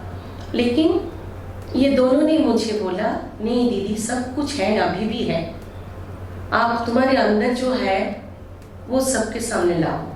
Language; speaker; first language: Hindi; non-native, local second language; Bangla